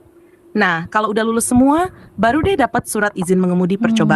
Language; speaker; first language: Indonesian; native; Indonesian